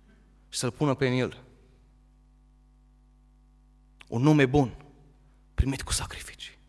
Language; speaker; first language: Romanian; native; Romanian